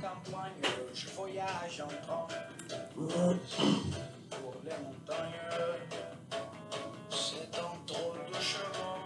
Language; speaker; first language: French; non-native, learner; Portuguese